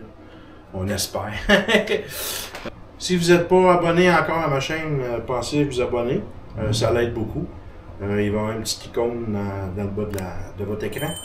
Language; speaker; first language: French; native; French